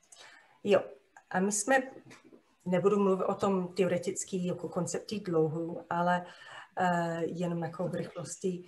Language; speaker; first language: Czech; non-native, fluent; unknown